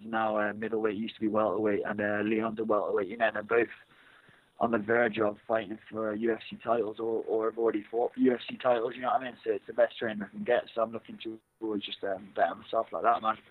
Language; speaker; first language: English; native; English